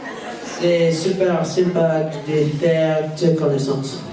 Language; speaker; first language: French; non-native, learner; English